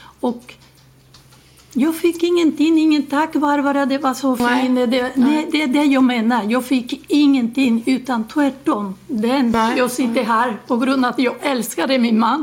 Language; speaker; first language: Swedish; non-native, learner; Spanish